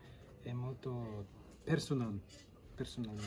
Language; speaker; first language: Italian; non-native, learner; Norwegian